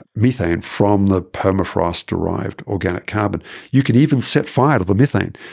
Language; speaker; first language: English; native; English